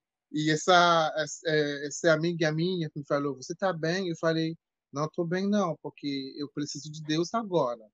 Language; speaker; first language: Portuguese; non-native, fluent; French